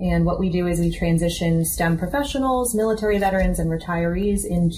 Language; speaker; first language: English; native; English